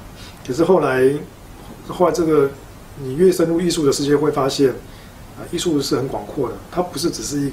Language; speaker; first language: Chinese; native; Chinese